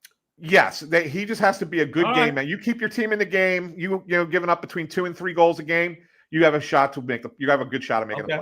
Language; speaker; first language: English; native; English